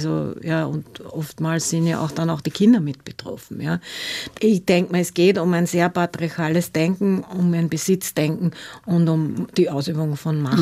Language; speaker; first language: German; native; German